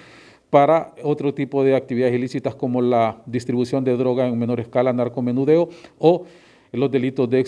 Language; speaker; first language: Spanish; native; Spanish